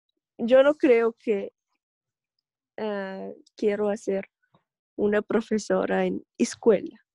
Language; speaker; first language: Spanish; non-native, learner; Russian